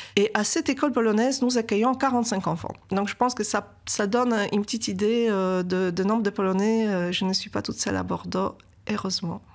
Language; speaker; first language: French; non-native, fluent; Polish